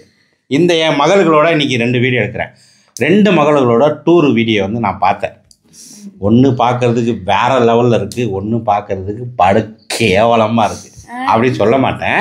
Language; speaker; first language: Tamil; native; Tamil